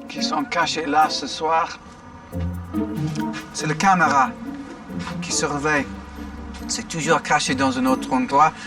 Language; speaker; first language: French; non-native, fluent; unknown